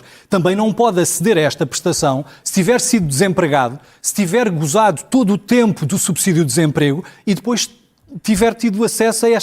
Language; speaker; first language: Portuguese; native; Portuguese